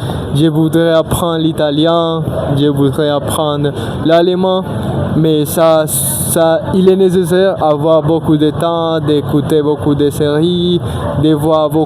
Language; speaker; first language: French; non-native, learner; Spanish